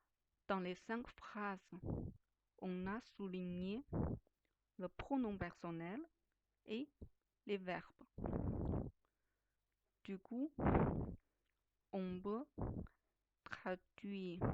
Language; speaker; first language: French; non-native, fluent; Chinese